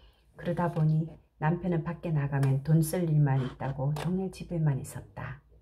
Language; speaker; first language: Korean; native; Korean